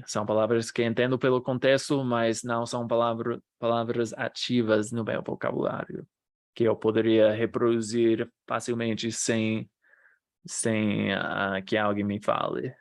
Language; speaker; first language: Portuguese; non-native, fluent; English